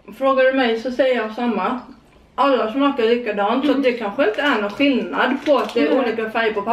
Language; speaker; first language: Swedish; native; Swedish